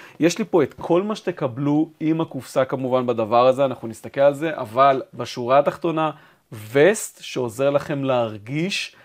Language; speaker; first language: Hebrew; native; Hebrew